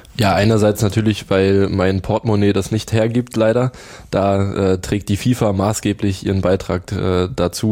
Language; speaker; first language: German; native; German